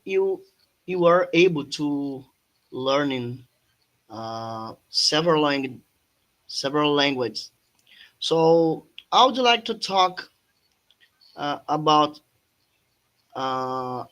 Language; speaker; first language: English; non-native, fluent; Portuguese